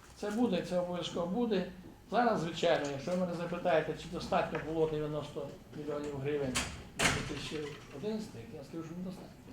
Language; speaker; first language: Ukrainian; native; Ukrainian